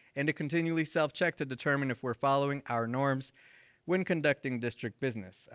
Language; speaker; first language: English; early bilingual, other home language; Spanish